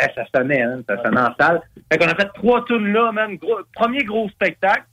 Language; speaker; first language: French; native; French